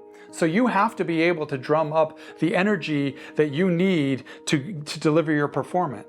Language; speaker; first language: English; native; English